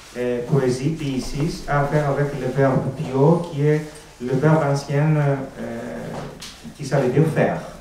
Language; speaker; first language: French; non-native, fluent; Greek